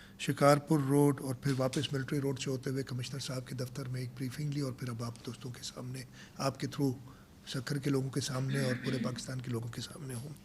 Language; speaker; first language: Urdu; non-native, local second language; Sindhi